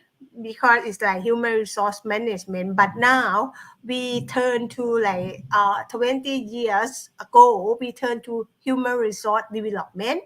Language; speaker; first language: English; non-native, learner; Thai